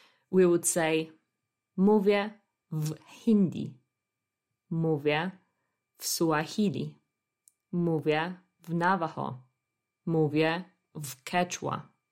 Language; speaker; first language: Polish; native; Polish